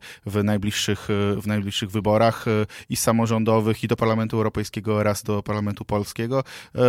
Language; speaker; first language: Polish; native; Polish